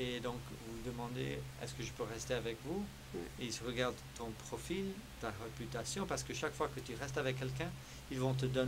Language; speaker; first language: French; early bilingual, heritage; French